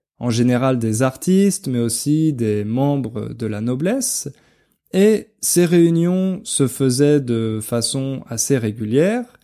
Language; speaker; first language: French; native; French